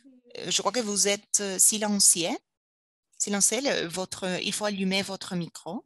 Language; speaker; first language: French; non-native, fluent; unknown